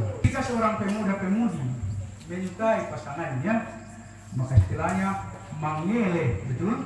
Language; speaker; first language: Indonesian; non-native, local second language; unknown